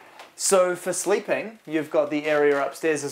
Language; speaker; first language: English; native; English